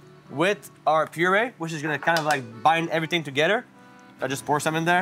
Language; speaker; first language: English; non-native, fluent; French